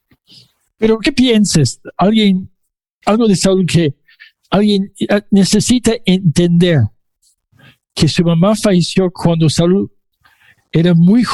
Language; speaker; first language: Spanish; non-native, fluent; English